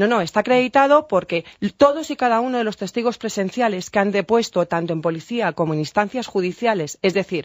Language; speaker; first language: Spanish; native; Spanish